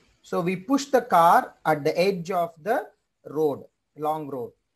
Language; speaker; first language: English; non-native, local second language; Tamil